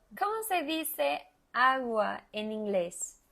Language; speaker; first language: Spanish; non-native, fluent; Portuguese